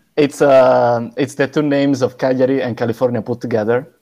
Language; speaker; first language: English; non-native, fluent; Italian